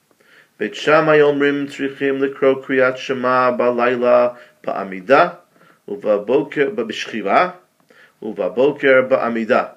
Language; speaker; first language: Hebrew; non-native, fluent; English